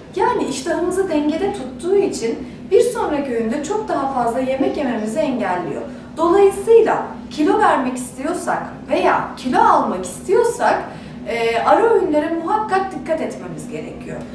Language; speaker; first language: Turkish; native; Turkish